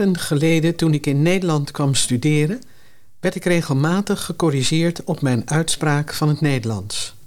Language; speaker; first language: Dutch; non-native, local second language; Papiamento